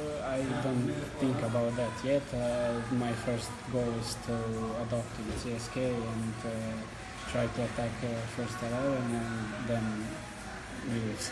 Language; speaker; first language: English; non-native, learner; Croatian